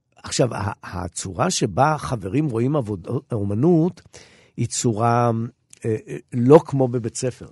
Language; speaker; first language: Hebrew; native; Hebrew